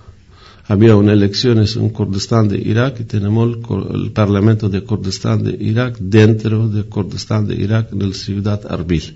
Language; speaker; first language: Spanish; non-native, fluent; Kurdish